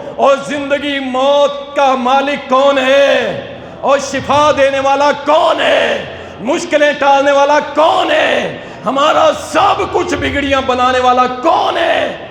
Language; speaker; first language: Urdu; non-native, local second language; Punjabi